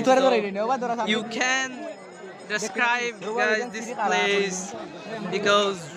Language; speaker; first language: English; non-native, learner; Bangla